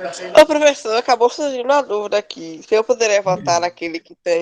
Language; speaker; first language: Portuguese; native; Portuguese